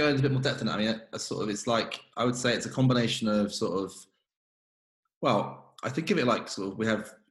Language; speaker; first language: English; native; English